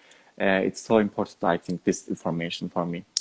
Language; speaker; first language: English; non-native, learner; Turkish